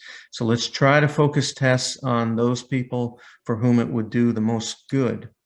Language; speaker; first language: English; native; English